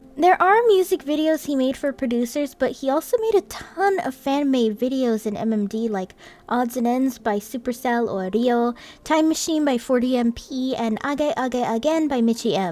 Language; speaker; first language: English; native; English